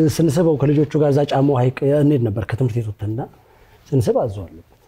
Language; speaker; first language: Amharic; native; Amharic